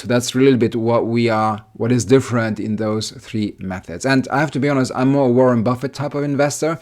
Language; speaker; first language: English; non-native, fluent; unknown